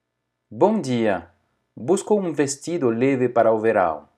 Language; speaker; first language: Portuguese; non-native, fluent; French